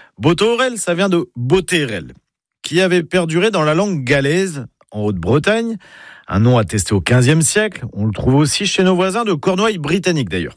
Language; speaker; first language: French; native; French